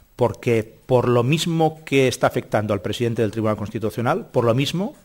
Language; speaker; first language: Spanish; non-native, local second language; Catalan